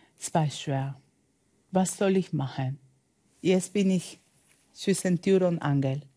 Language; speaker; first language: German; non-native, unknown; Spanish